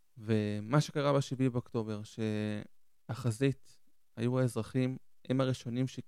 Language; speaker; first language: Hebrew; early bilingual, other home language; Spanish